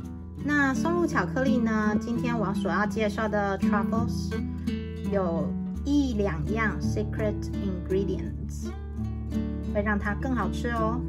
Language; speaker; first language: Chinese; native; Chinese